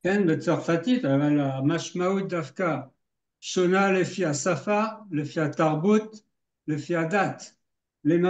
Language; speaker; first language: Hebrew; non-native, fluent; French